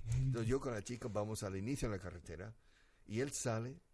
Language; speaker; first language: Spanish; non-native, fluent; English